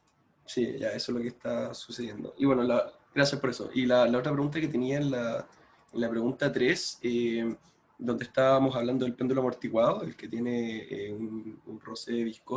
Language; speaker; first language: Spanish; native; Spanish